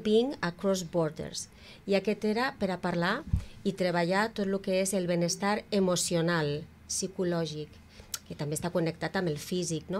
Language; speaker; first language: Catalan; native; Catalan